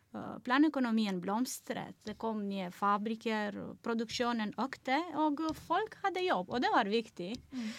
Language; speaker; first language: Norwegian; non-native, learner; Romanian